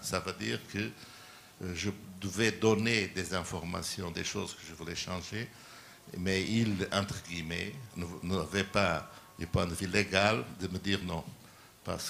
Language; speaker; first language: French; non-native, learner; Portuguese